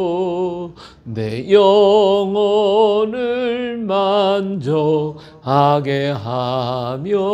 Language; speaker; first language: Korean; native; Korean